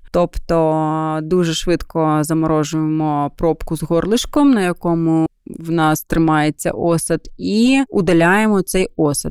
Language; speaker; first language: Ukrainian; non-native, local second language; Russian